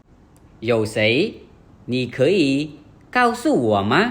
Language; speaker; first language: Chinese; non-native, fluent; Khmer